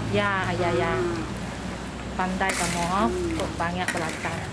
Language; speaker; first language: Indonesian; non-native, local second language; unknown